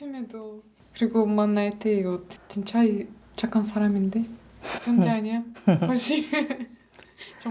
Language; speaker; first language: Korean; non-native, learner; Russian